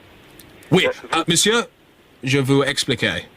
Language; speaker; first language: French; non-native, learner; English